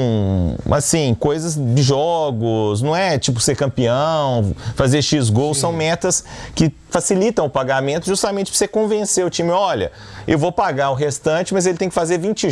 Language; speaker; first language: Portuguese; native; Portuguese